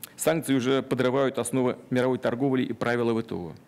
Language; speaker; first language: Russian; native; Russian